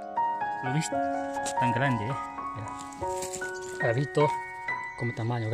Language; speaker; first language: Spanish; non-native, learner; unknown